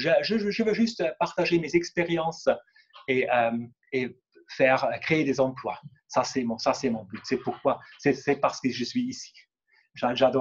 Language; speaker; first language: French; non-native, local second language; German